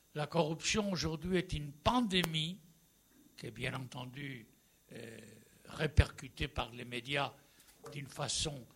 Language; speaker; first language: French; non-native, fluent; Spanish